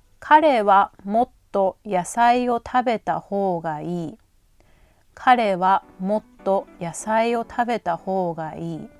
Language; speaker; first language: Japanese; native; Japanese